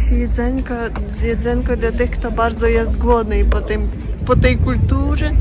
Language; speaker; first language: Polish; non-native, local second language; Ukrainian